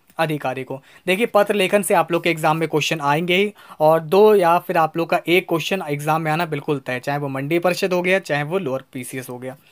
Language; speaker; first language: Hindi; native; Hindi